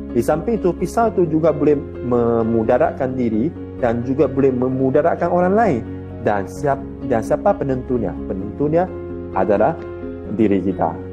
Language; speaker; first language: Malay; non-native, local second language; Chinese